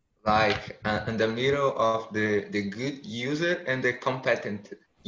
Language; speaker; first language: English; non-native, learner; Portuguese